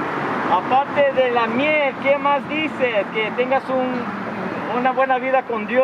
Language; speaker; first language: Spanish; early bilingual, other home language; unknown